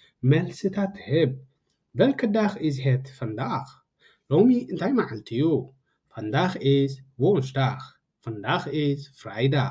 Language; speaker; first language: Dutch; non-native, fluent; Tigrinya